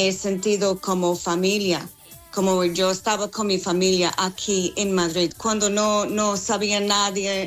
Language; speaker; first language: Spanish; non-native, learner; English